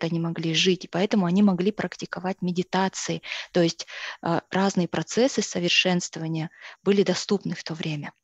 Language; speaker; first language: Russian; native; Russian